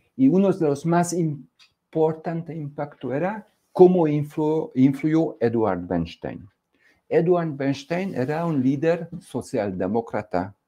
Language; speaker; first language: Spanish; non-native, fluent; Hungarian